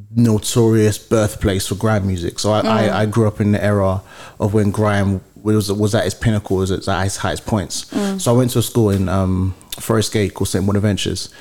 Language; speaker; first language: English; early bilingual, other home language; Yoruba